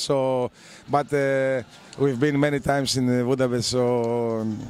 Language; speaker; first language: English; non-native, learner; Greek